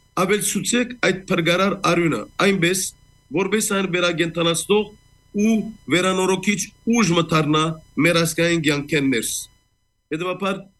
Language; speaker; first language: Armenian; native; Armenian